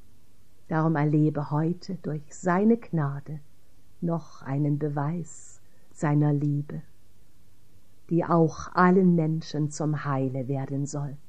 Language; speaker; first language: German; native; German